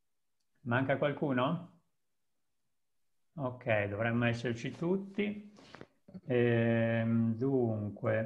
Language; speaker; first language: Italian; native; Italian